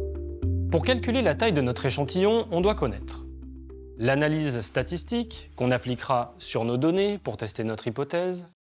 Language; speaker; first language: French; native; French